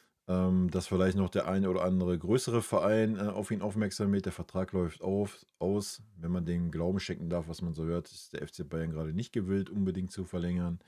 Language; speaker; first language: German; native; German